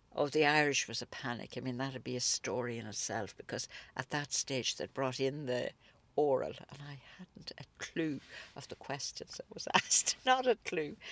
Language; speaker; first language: English; native; English